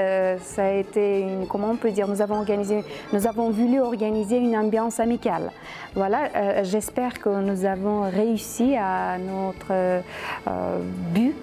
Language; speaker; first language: French; non-native, fluent; Uzbek